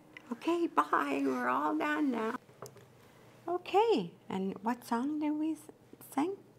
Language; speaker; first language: English; non-native, local second language; French